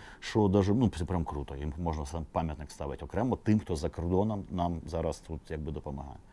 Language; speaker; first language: Ukrainian; native; Ukrainian